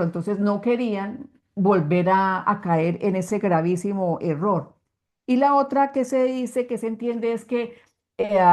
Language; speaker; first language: Spanish; native; Spanish